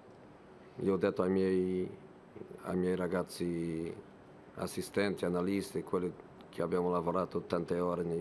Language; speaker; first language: Italian; non-native, fluent; Portuguese